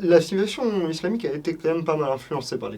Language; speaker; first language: French; native; French